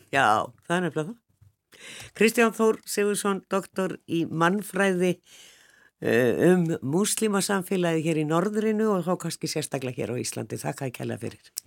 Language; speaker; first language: Icelandic; native; Icelandic